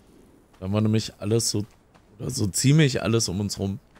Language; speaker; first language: German; native; German